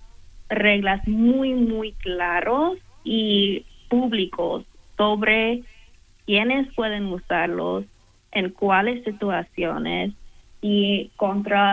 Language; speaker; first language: Spanish; non-native, fluent; English